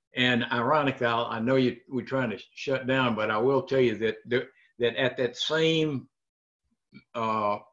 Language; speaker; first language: English; native; English